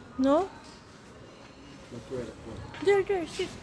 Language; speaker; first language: English; non-native, learner; Filipino